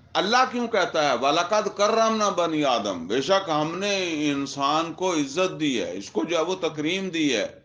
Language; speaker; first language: Urdu; non-native, local second language; Punjabi